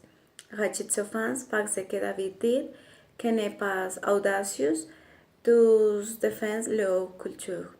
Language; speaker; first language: French; non-native, learner; Spanish